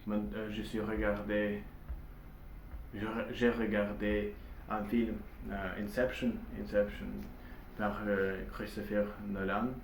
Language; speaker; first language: French; non-native, learner; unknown